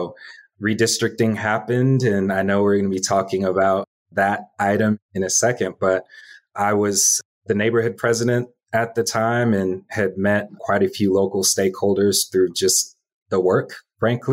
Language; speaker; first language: English; native; English